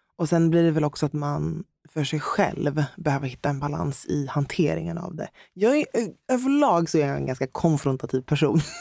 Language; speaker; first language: Swedish; native; Swedish